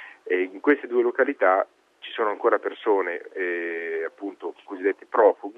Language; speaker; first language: Italian; native; Italian